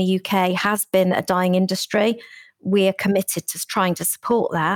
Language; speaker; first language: English; native; English